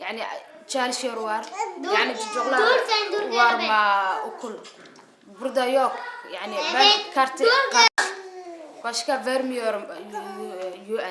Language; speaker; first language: Turkish; non-native, learner; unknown